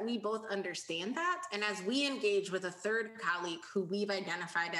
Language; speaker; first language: English; native; English